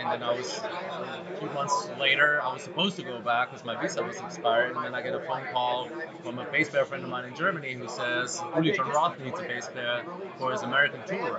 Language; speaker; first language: English; non-native, fluent; German